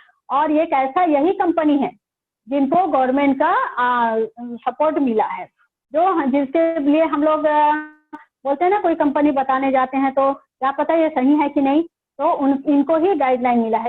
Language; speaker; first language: Hindi; native; Hindi